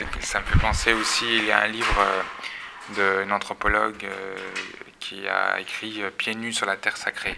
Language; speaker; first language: French; native; French